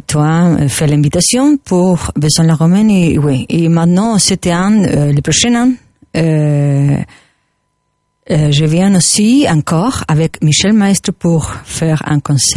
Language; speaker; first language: French; non-native, learner; Spanish